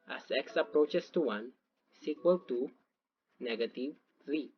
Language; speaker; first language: English; non-native, local second language; Filipino